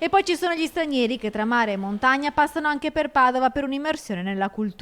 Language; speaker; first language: Italian; native; Italian